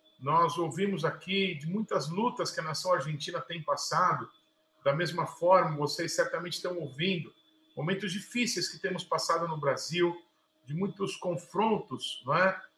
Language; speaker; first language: Portuguese; native; Portuguese